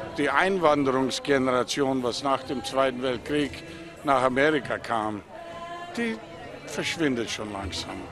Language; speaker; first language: German; early bilingual, heritage; German